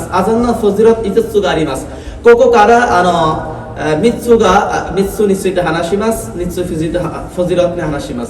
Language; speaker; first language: Japanese; non-native, learner; Bangla